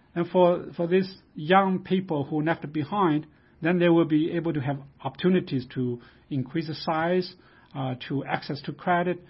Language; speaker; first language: English; non-native, fluent; Chinese